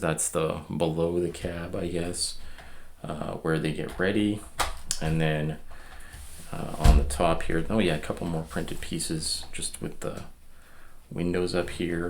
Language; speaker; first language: English; native; English